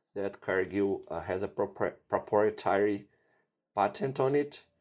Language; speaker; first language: English; non-native, fluent; Portuguese